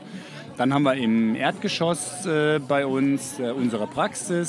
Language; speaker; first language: German; native; German